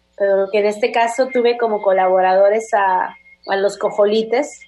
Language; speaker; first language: Spanish; native; Spanish